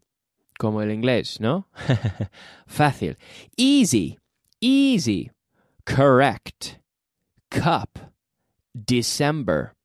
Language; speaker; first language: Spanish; non-native, fluent; English